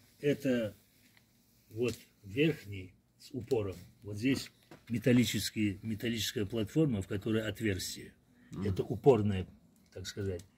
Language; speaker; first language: Russian; non-native, local second language; Adyghe